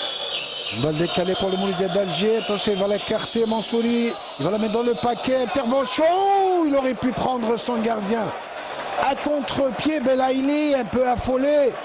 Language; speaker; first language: French; non-native, local second language; Arabic